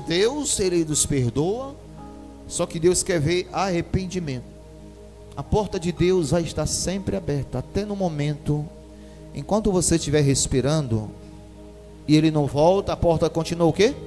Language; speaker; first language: Portuguese; native; Portuguese